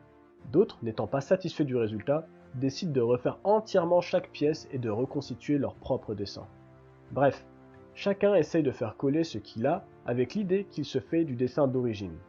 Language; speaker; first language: French; native; French